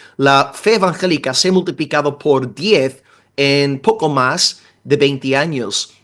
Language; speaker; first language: Spanish; non-native, fluent; English